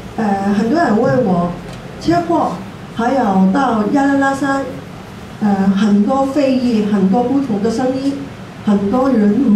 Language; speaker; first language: Chinese; non-native, local second language; Cantonese